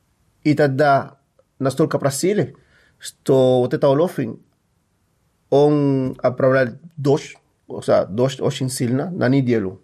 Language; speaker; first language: Russian; non-native, fluent; Spanish